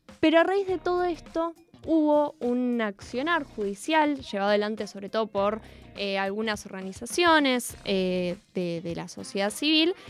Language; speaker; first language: Spanish; native; Spanish